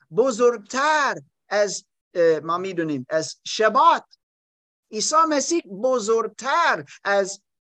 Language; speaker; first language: Persian; non-native, learner; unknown